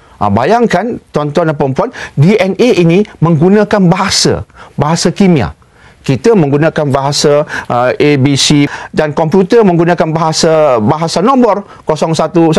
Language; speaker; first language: Malay; native; Malay